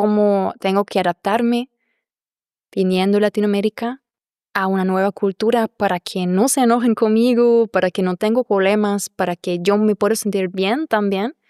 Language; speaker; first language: Spanish; non-native, fluent; German